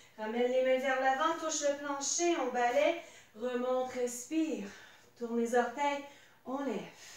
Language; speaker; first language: French; native; French